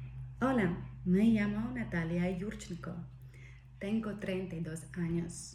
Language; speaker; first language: Spanish; non-native, fluent; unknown